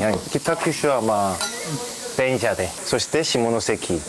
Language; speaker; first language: Japanese; non-native, learner; Korean